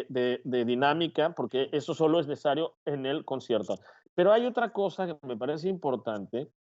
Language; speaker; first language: Spanish; native; Spanish